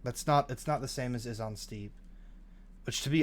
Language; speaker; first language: English; native; English